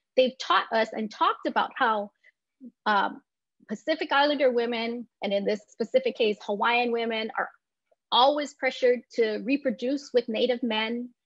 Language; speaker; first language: English; native; English